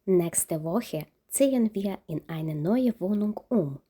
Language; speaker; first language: German; non-native, fluent; Ukrainian